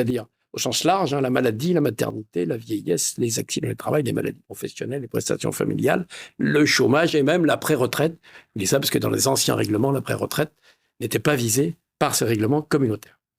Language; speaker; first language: French; native; French